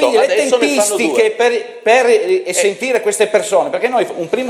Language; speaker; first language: Italian; native; Italian